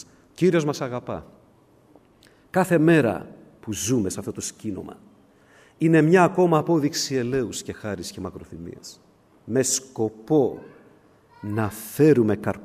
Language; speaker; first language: Greek; native; Greek